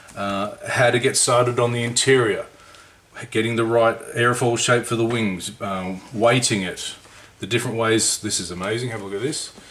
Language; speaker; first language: English; native; English